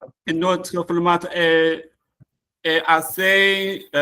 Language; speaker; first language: French; non-native, learner; Chinese